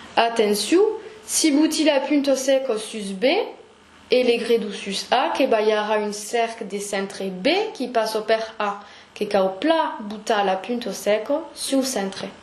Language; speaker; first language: Occitan; non-native, local second language; French